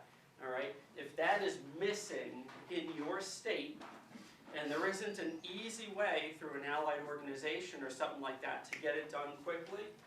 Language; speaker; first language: English; native; English